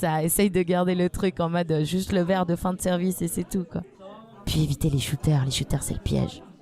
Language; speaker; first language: French; non-native, fluent; Spanish